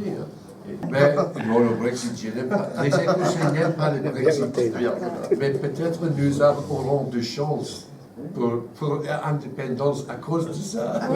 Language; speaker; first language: French; non-native, fluent; English